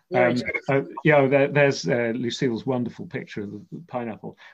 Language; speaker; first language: English; native; English